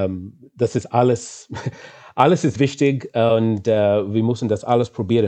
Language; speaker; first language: German; non-native, fluent; English